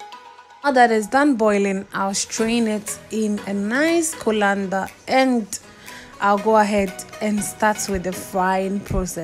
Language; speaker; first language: English; non-native, local second language; Akan